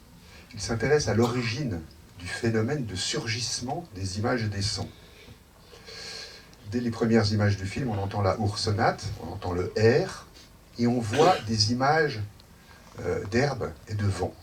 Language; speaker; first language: French; native; French